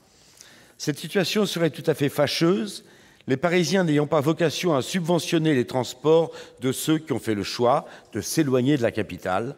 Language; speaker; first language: French; native; French